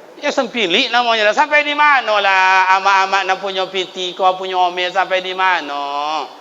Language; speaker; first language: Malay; non-native, local second language; Minangkabau